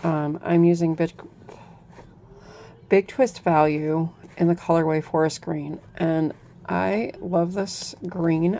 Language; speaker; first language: English; native; English